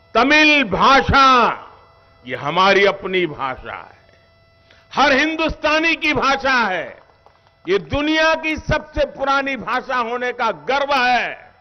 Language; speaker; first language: Hindi; non-native, local second language; Gujarati